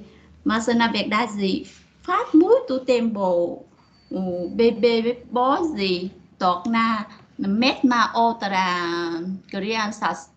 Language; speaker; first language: Portuguese; non-native, learner; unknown